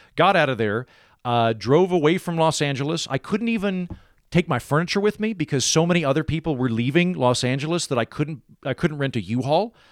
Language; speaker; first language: English; native; English